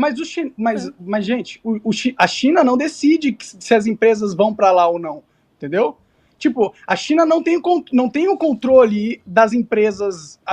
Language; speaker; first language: Portuguese; native; Portuguese